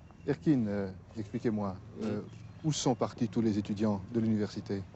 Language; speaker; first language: French; native; French